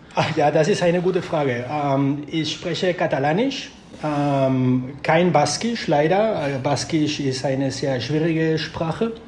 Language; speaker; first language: German; non-native, fluent; Spanish